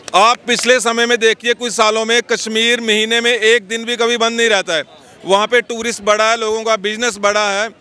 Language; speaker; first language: Hindi; native; Hindi